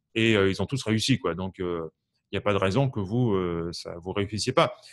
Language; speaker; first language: French; native; French